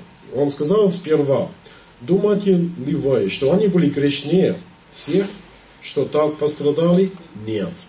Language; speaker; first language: Russian; non-native, fluent; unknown